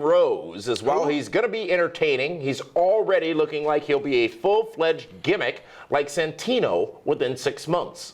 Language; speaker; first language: English; native; English